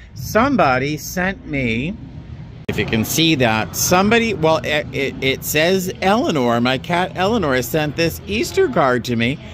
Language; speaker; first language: English; native; English